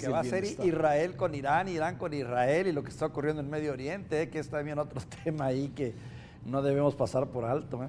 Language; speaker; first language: Spanish; native; Spanish